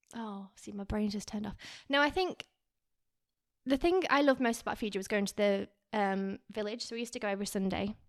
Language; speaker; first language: English; native; English